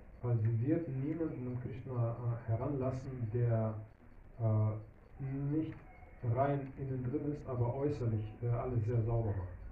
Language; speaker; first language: German; non-native, fluent; Russian